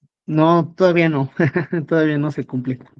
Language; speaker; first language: Spanish; native; Spanish